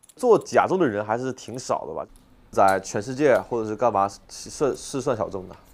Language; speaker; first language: Chinese; native; Chinese